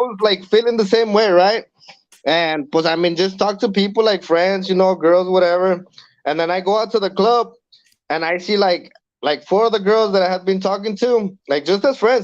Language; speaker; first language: English; early bilingual, other home language; Spanish